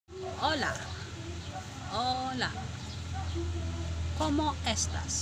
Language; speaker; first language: Spanish; non-native, learner; Filipino